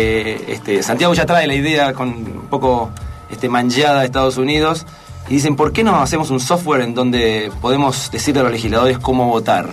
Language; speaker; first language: Spanish; native; Spanish